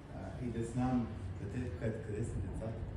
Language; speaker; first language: Bulgarian; early bilingual, heritage; English